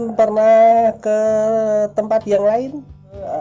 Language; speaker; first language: Indonesian; native; Indonesian